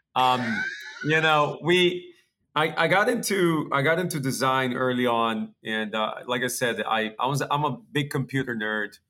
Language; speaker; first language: English; early bilingual, other home language; Portuguese